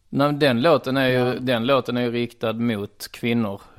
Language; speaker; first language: Swedish; native; Swedish